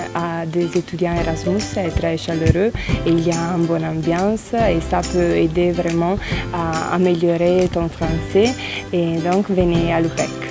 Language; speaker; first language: French; non-native, fluent; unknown